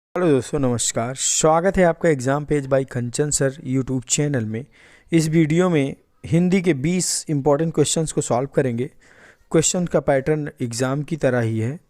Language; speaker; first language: Hindi; native; Hindi